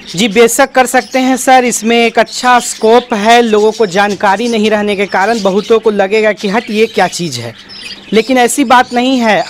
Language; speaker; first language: Hindi; native; Hindi